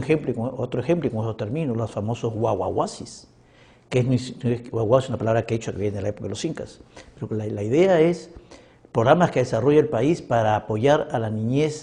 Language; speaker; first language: Spanish; native; Spanish